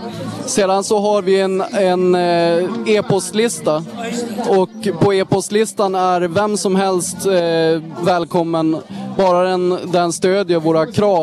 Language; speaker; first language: Swedish; native; Swedish